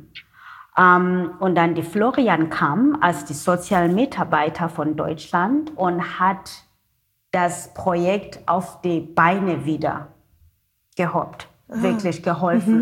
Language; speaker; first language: German; non-native, learner; Xhosa